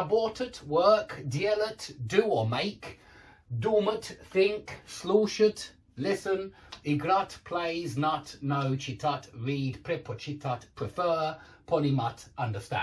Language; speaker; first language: Russian; non-native, fluent; English